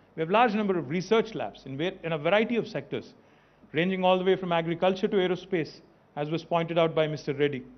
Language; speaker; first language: English; non-native, local second language; Telugu